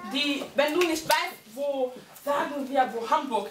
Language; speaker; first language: German; early bilingual, heritage; German